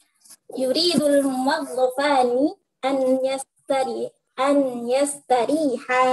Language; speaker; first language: Arabic; non-native, learner; Indonesian